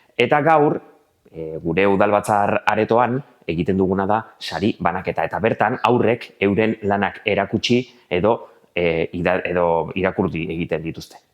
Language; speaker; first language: Basque; non-native, local second language; Spanish